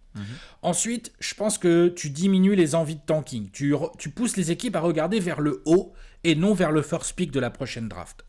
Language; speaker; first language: French; native; French